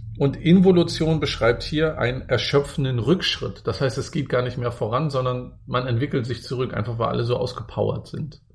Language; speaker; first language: German; native; German